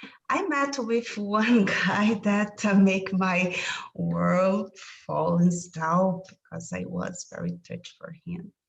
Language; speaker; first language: English; non-native, learner; Portuguese